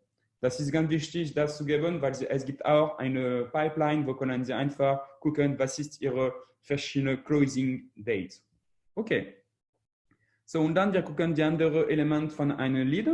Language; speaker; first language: German; non-native, learner; French